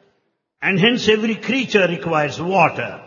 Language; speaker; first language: English; non-native, local second language; Telugu